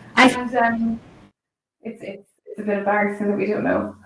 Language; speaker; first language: English; native; English